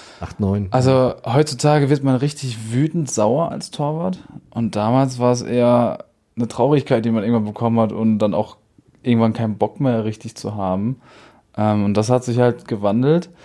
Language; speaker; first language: German; native; German